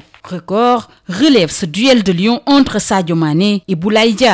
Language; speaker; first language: French; non-native, local second language; Wolof